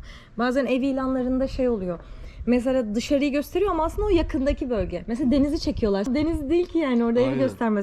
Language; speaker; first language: Turkish; native; Turkish